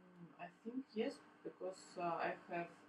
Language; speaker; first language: English; non-native, learner; Russian